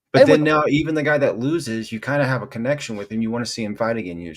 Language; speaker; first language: English; native; English